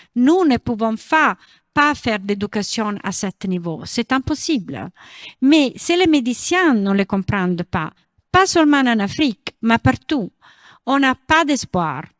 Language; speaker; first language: French; non-native, learner; Italian